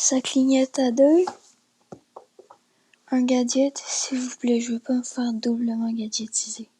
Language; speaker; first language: French; native; French